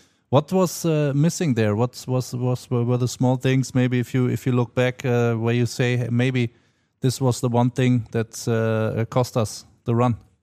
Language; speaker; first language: English; non-native, fluent; German